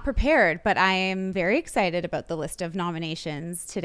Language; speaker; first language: English; native; English